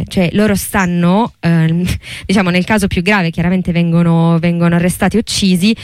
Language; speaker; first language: Italian; native; Italian